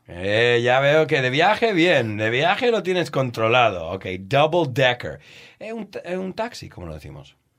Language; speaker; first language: Spanish; non-native, fluent; English